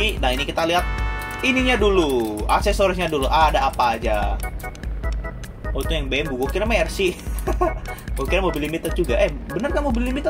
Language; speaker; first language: Indonesian; native; Indonesian